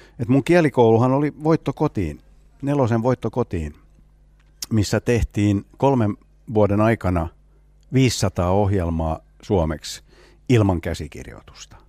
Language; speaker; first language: Finnish; native; Finnish